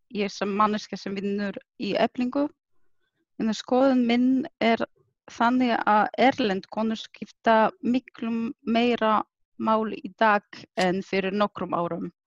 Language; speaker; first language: Icelandic; non-native, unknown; Polish